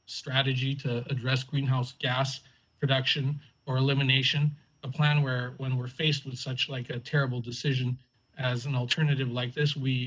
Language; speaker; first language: English; native; English